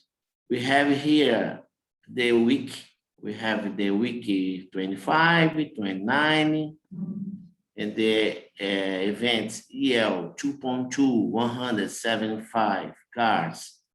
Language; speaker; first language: English; non-native, learner; Portuguese